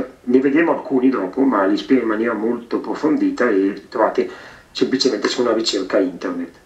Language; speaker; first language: Italian; native; Italian